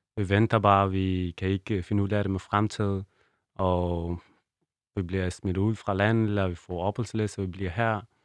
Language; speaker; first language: Danish; non-native, learner; Persian